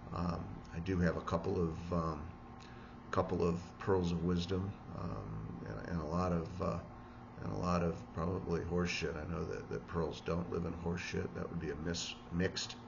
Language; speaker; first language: English; native; English